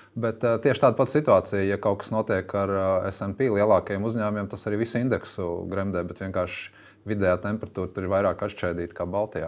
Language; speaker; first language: Latvian; native; Latvian